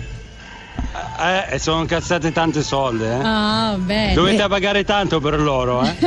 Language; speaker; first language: Italian; non-native, learner; Arabic